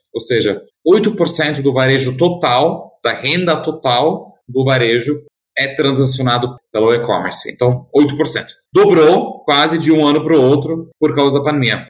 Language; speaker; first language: Portuguese; non-native, fluent; German